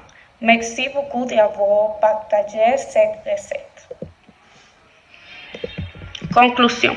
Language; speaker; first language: French; non-native, learner; Spanish